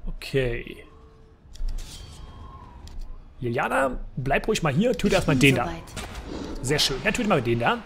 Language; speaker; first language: German; native; German